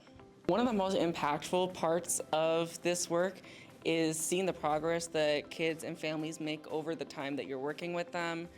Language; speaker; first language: English; native; English